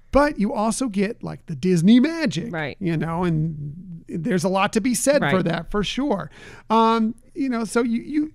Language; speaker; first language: English; native; English